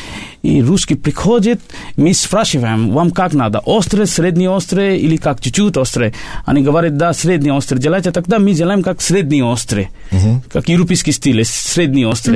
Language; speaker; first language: Russian; non-native, learner; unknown